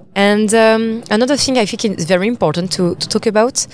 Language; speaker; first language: English; non-native, fluent; French